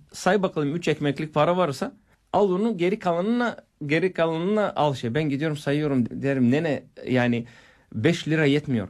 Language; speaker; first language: Turkish; non-native, fluent; Bulgarian